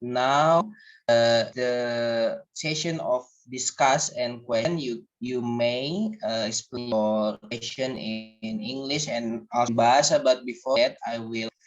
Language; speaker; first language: English; non-native, learner; Indonesian